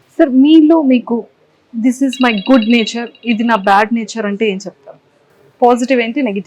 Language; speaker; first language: Telugu; native; Telugu